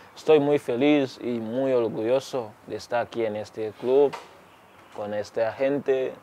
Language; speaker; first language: Spanish; non-native, fluent; Ganda